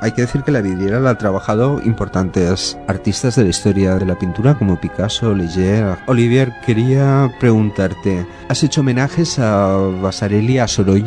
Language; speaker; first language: Spanish; native; Spanish